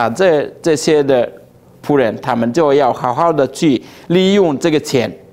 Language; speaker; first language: Chinese; early bilingual, heritage; Chinese